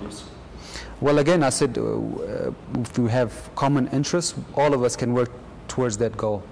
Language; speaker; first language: English; non-native, fluent; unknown